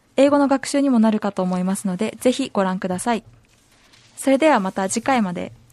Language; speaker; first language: Japanese; native; Japanese